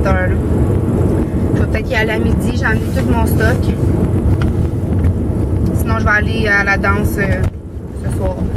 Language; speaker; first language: French; native; French